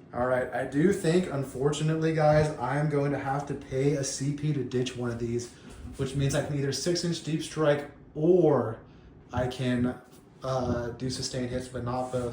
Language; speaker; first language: English; native; English